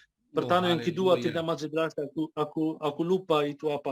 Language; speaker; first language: Indonesian; non-native, fluent; Arabic